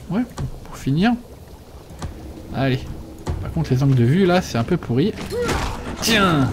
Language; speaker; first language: French; native; French